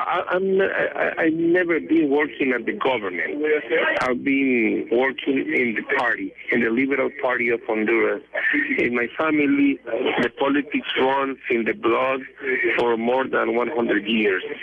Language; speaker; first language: English; non-native, fluent; Spanish